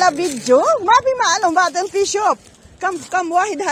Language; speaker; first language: Arabic; non-native, learner; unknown